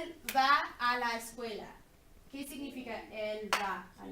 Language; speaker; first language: Spanish; non-native, learner; English